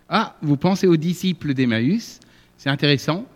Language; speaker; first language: French; native; French